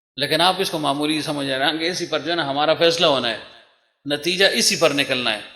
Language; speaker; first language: Urdu; non-native, local second language; Pashto